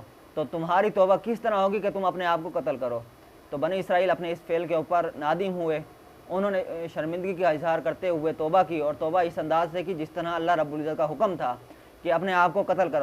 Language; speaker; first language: Urdu; native; Urdu